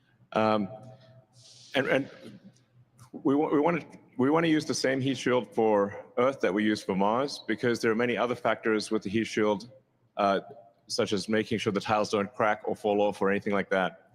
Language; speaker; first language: English; native; English